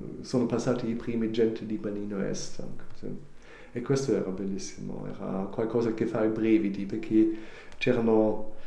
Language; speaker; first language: Italian; non-native, learner; German